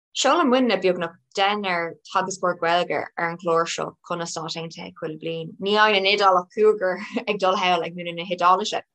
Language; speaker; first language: Irish; non-native, local second language; English